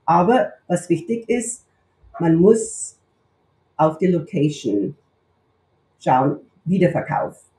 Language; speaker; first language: German; native; German